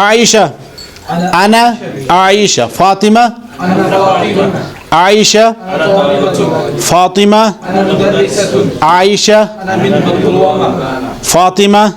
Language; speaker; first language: Arabic; non-native, fluent; Kashmiri